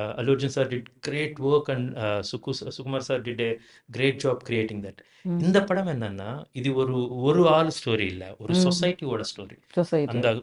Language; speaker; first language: Tamil; non-native, learner; Telugu